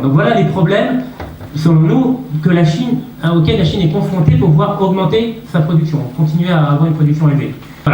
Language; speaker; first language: French; native; French